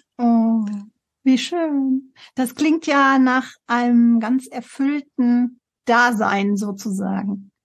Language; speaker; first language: German; native; German